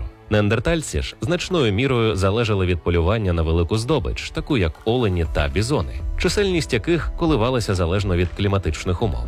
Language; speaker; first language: Ukrainian; native; Ukrainian